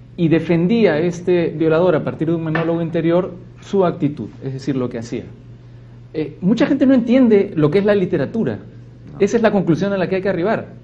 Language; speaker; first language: Spanish; native; Spanish